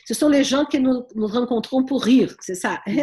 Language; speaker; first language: French; non-native, learner; Portuguese